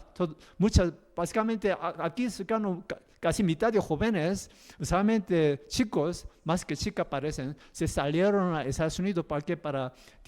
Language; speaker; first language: Spanish; non-native, learner; Korean